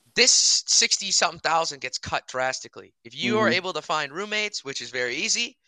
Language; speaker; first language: English; early bilingual, other home language; Hindi